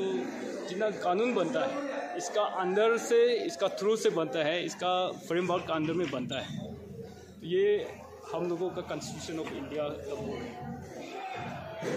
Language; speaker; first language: Hindi; non-native, local second language; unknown